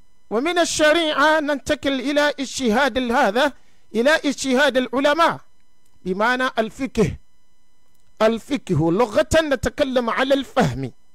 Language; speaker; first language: Arabic; non-native, fluent; Yoruba